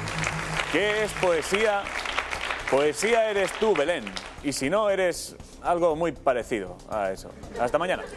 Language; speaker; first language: Spanish; native; Spanish